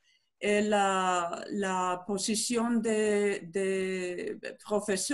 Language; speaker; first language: French; non-native, learner; Spanish